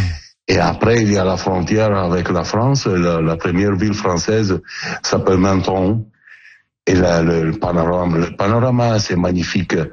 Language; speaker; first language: French; non-native, learner; Italian